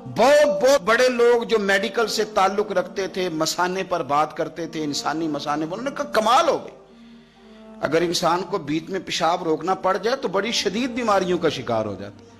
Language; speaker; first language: Urdu; non-native, local second language; Punjabi